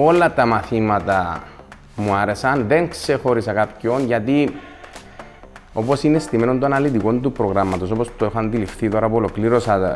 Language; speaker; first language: Greek; native; Greek